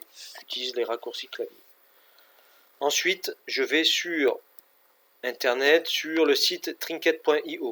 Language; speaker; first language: French; native; French